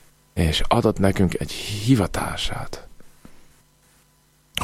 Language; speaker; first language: Hungarian; non-native, fluent; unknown